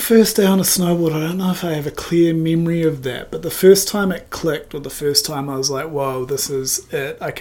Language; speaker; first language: English; native; English